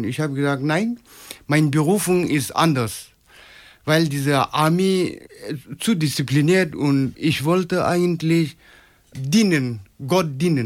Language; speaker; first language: German; non-native, learner; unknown